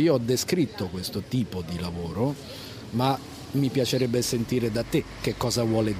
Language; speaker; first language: Italian; native; Italian